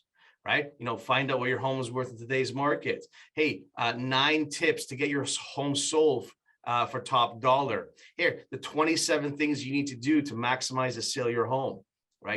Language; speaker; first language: English; native; English